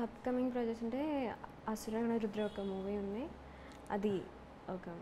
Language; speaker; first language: Telugu; non-native, learner; Malayalam